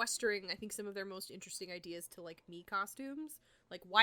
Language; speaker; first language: English; native; English